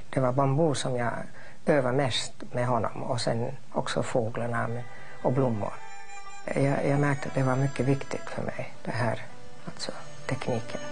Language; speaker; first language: Swedish; non-native, fluent; English